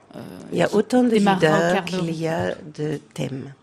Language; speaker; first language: French; native; French